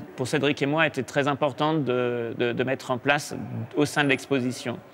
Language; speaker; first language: French; native; French